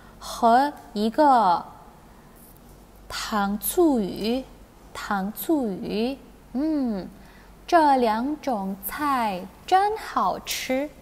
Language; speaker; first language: Chinese; non-native, fluent; Indonesian